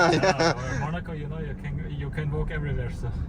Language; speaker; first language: English; non-native, fluent; German